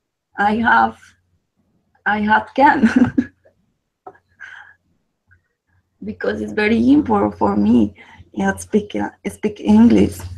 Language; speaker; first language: English; non-native, learner; Spanish